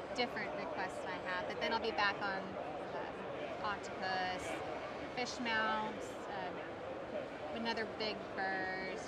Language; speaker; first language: English; native; English